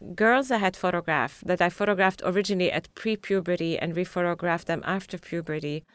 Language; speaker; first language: English; non-native, fluent; Arabic